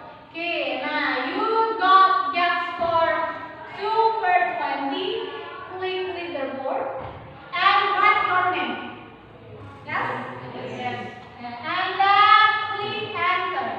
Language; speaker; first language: English; non-native, learner; Indonesian